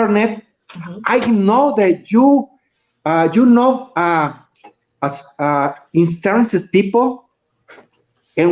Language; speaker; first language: English; non-native, learner; Spanish